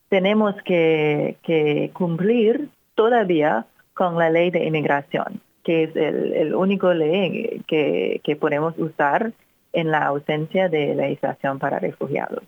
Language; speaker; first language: Spanish; non-native, fluent; English